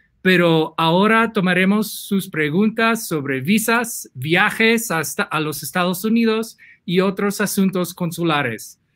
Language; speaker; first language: Spanish; non-native, fluent; English